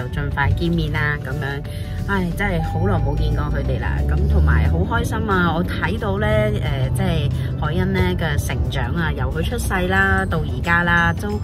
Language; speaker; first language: Cantonese; native; Cantonese